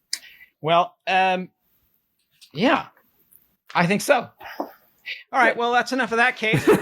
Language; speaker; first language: English; native; English